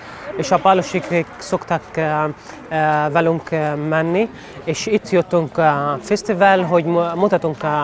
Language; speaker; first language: Hungarian; non-native, learner; Arabic